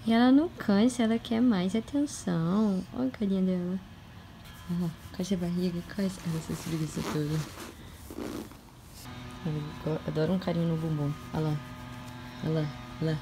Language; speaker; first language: Portuguese; native; Portuguese